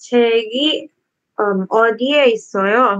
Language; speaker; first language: Korean; non-native, learner; Indonesian